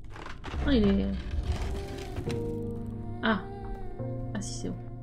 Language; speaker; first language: French; native; French